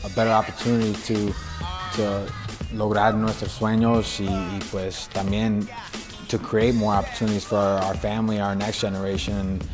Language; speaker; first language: Spanish; early bilingual, heritage; Spanish